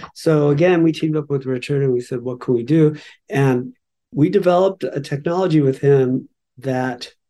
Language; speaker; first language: English; native; English